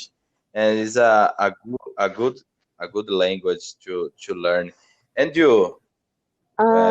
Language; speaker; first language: English; non-native, learner; Portuguese